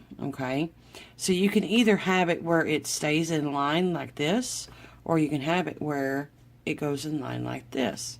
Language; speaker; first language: English; native; English